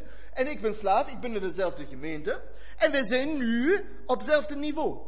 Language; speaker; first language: Dutch; non-native, fluent; German